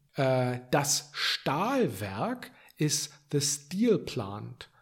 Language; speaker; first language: German; native; German